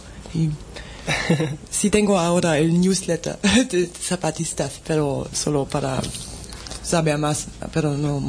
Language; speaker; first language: Spanish; non-native, fluent; German